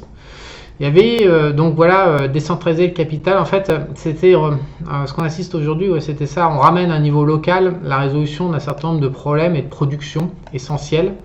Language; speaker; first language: French; native; French